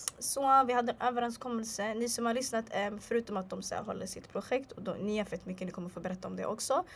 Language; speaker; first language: Swedish; early bilingual, other home language; Arabic